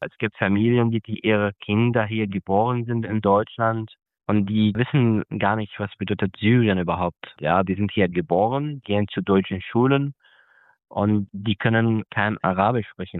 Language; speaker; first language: German; non-native, fluent; Arabic